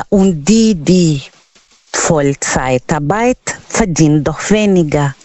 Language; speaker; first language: German; non-native, learner; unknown